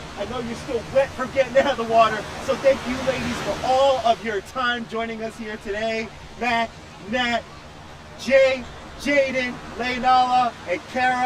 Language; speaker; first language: English; native; English